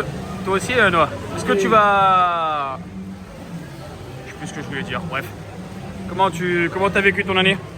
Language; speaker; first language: French; native; French